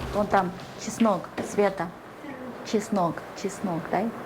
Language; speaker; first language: Russian; native; Russian